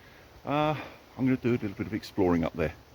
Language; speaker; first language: English; native; English